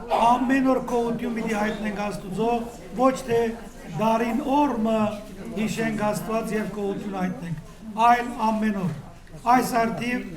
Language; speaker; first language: Armenian; native; Armenian